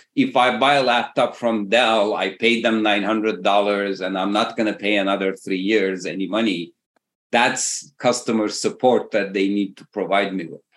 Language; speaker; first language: English; non-native, fluent; Turkish